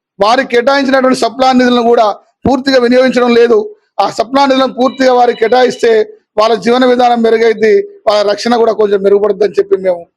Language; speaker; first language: Telugu; native; Telugu